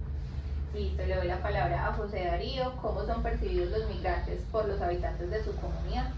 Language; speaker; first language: Spanish; native; Spanish